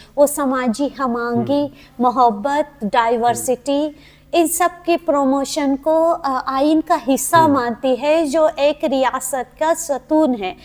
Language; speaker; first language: Urdu; non-native, local second language; Hazaragi